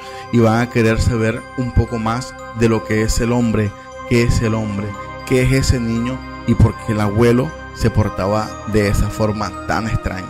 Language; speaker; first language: Spanish; native; Spanish